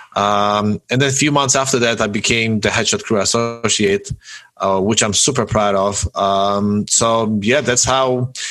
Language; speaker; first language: English; early bilingual, other home language; Polish